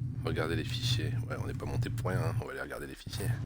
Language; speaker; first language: French; native; French